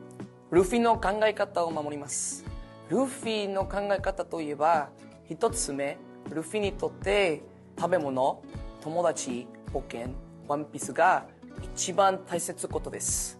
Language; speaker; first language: Japanese; non-native, learner; Spanish